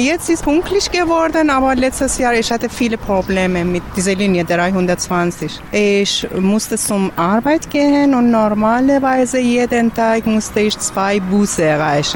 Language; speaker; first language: German; non-native, learner; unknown